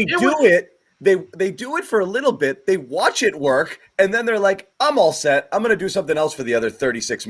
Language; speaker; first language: English; native; English